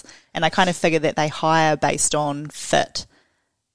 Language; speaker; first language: English; native; English